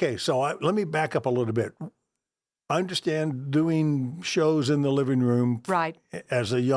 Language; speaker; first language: English; native; English